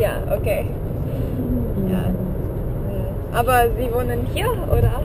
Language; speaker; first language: German; non-native, learner; English